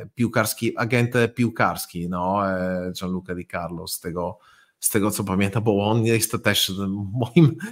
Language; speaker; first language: Polish; non-native, fluent; Italian